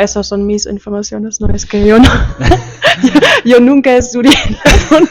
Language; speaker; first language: Spanish; non-native, fluent; German